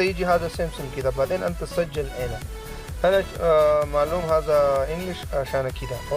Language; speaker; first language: Arabic; non-native, learner; Pashto